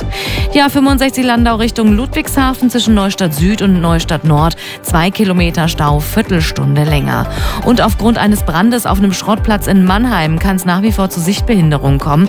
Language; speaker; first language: German; native; German